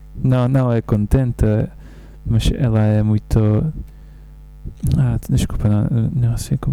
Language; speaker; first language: Portuguese; non-native, learner; English